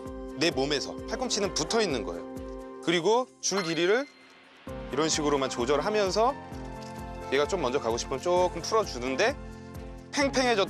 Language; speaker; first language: Korean; native; Korean